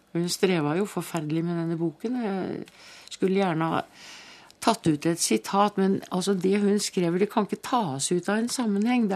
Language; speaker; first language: Norwegian; native; Norwegian